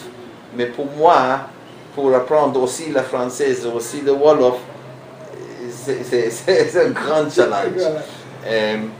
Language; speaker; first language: French; non-native, learner; Hebrew